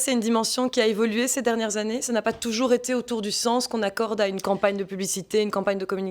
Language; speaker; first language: French; native; French